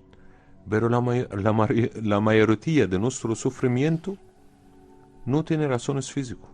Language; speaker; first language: Spanish; non-native, fluent; Arabic